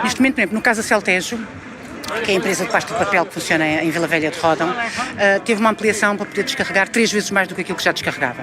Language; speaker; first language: Portuguese; native; Portuguese